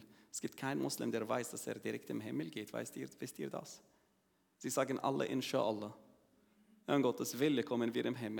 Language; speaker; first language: German; non-native, learner; Arabic